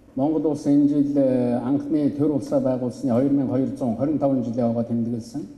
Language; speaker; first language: Mongolian; native; Mongolian